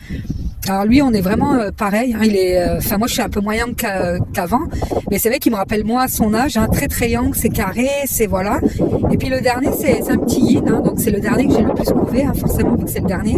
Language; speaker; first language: French; native; French